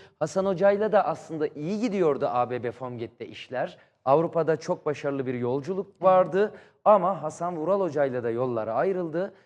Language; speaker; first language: Turkish; native; Turkish